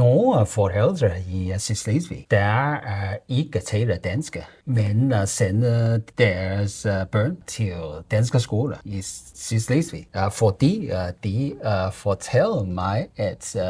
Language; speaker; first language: Danish; non-native, learner; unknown